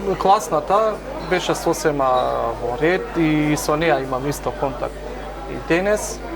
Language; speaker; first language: Macedonian; non-native, local second language; Romany